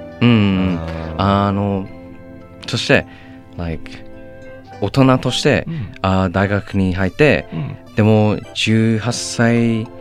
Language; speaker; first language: Japanese; non-native, learner; English